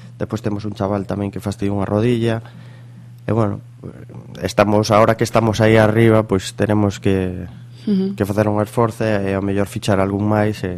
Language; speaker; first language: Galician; native; Galician